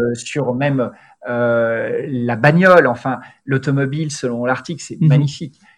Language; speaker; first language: French; native; French